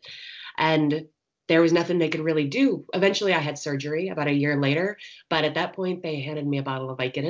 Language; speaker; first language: English; native; English